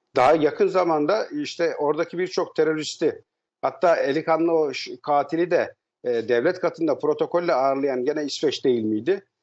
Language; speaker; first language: Turkish; native; Turkish